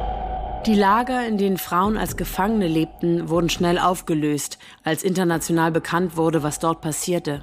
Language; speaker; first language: German; native; German